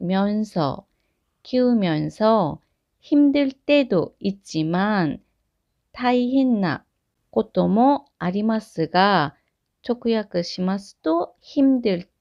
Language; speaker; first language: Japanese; non-native, fluent; Korean